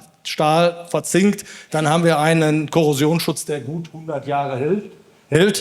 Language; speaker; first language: German; native; German